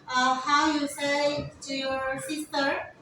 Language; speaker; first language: English; non-native, learner; Indonesian